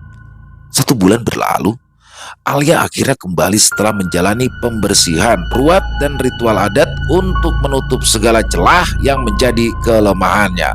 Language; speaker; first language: Indonesian; native; Indonesian